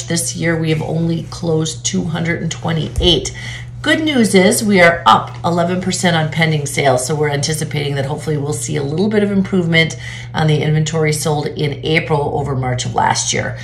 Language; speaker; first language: English; native; English